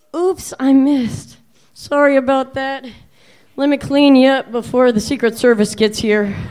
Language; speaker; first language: English; native; English